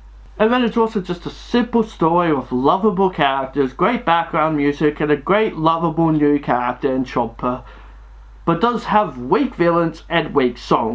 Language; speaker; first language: English; native; English